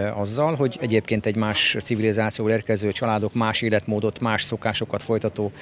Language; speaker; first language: Hungarian; native; Hungarian